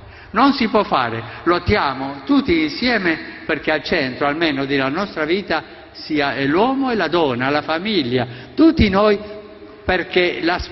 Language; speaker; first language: Italian; non-native, fluent; Spanish